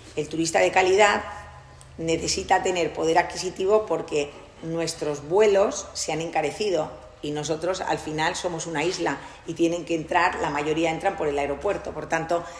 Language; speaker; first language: Spanish; non-native, local second language; Catalan